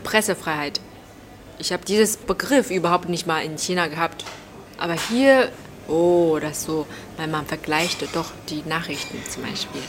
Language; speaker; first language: German; non-native, learner; Chinese